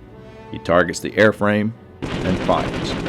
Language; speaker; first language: English; native; English